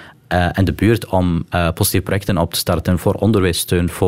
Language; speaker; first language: Dutch; non-native, local second language; Arabic